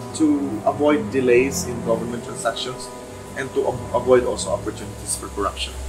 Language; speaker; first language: English; non-native, local second language; Cebuano